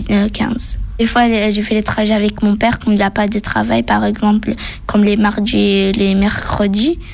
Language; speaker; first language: French; early bilingual, other home language; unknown